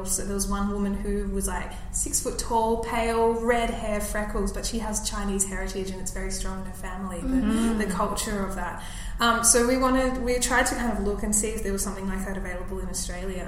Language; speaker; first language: English; native; English